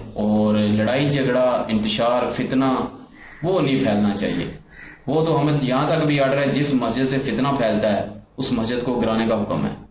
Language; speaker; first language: Urdu; non-native, local second language; Punjabi